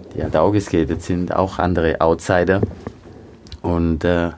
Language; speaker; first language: German; early bilingual, other home language; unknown